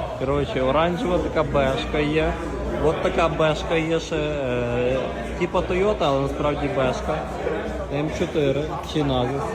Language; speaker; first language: Ukrainian; native; Ukrainian